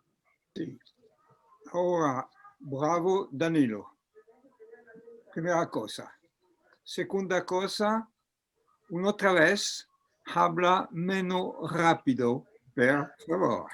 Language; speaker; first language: Spanish; non-native, learner; French